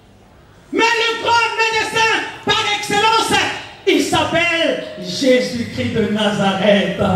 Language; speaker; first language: French; non-native, local second language; Lingala